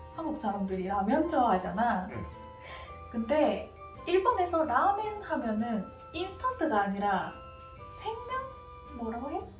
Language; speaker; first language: Korean; non-native, fluent; Japanese